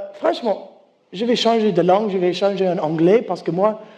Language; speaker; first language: French; non-native, learner; English